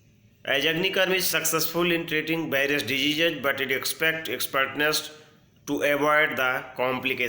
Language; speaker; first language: English; non-native, local second language; Hindi